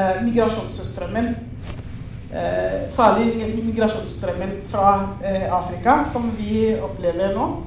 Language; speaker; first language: Norwegian; non-native, fluent; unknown